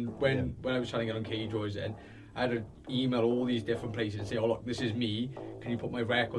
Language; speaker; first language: English; native; English